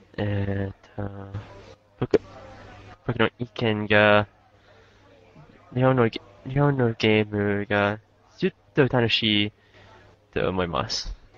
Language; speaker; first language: Japanese; non-native, learner; English